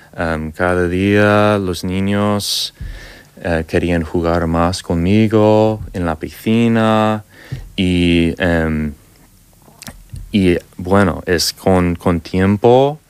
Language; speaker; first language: Spanish; non-native, learner; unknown